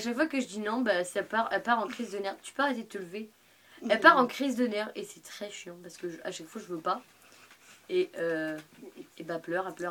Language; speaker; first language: French; native; French